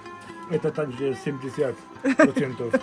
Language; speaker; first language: Russian; non-native, learner; Polish